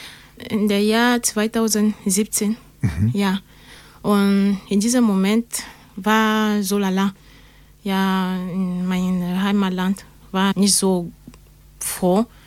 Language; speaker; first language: German; non-native, learner; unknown